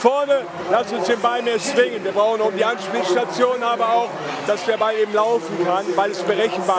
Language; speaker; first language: German; native; German